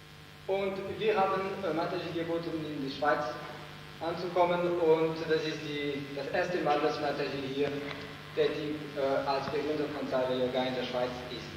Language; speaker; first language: German; non-native, fluent; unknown